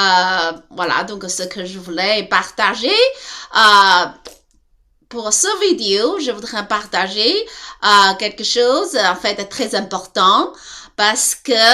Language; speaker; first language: French; non-native, learner; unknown